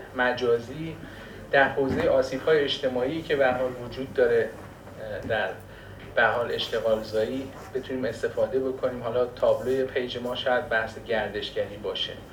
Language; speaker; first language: Persian; non-native, local second language; Baluchi